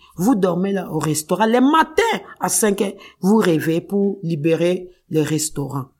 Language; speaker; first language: French; non-native, local second language; Kongo